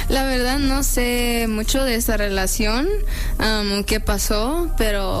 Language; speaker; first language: Spanish; early bilingual, heritage; English